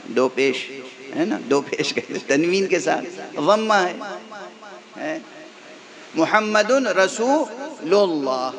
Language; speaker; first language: Urdu; native; Urdu